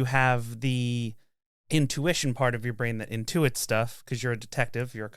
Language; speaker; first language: English; native; English